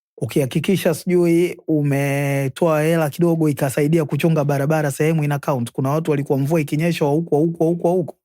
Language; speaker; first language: Swahili; native; Swahili